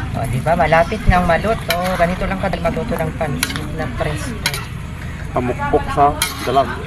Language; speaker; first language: Filipino; non-native, local second language; Iloko